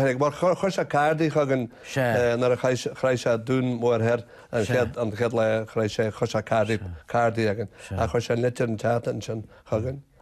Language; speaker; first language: Irish; native; Irish